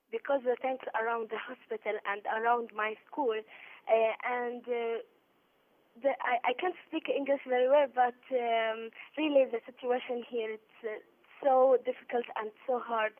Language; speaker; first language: English; non-native, learner; Arabic